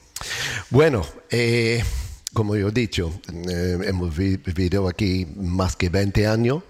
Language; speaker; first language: Spanish; non-native, learner; English